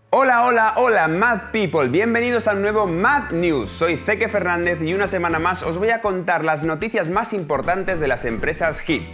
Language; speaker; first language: Spanish; native; Spanish